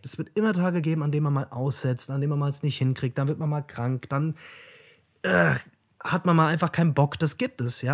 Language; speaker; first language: German; native; German